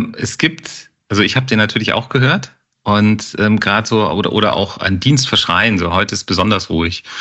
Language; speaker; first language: German; native; German